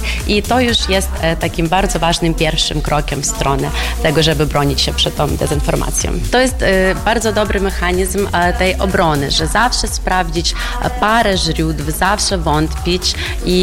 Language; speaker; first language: Polish; non-native, fluent; Ukrainian